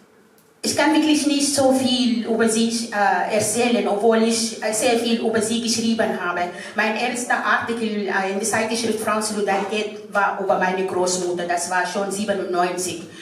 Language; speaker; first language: German; non-native, fluent; Arabic